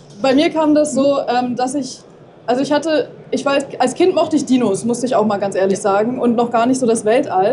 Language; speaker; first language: German; native; German